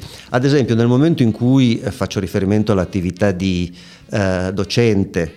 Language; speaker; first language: Italian; native; Italian